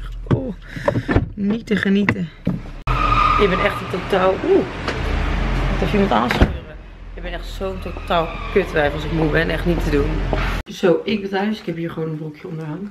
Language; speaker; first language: Dutch; native; Dutch